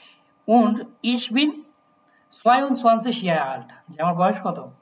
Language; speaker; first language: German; non-native, fluent; Bangla